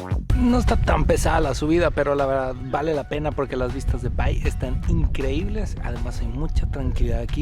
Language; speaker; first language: Spanish; native; Spanish